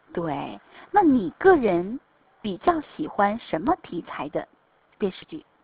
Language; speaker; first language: Chinese; native; Chinese